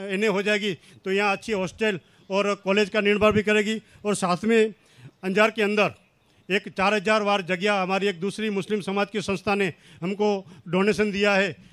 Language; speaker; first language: Hindi; non-native, local second language; Kachhi